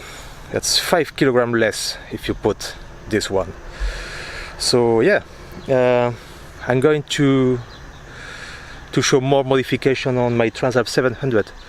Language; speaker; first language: English; non-native, fluent; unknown